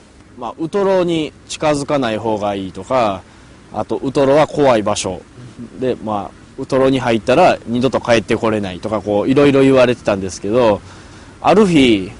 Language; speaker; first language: Japanese; native; Japanese